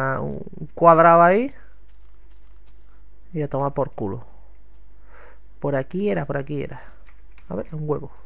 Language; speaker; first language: Spanish; native; Spanish